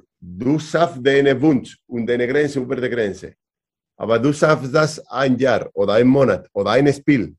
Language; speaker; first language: German; non-native, learner; Spanish